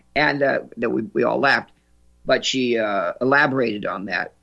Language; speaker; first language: English; native; English